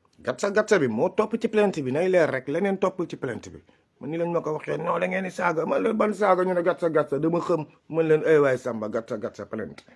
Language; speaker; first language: Wolof; non-native, local second language; Fula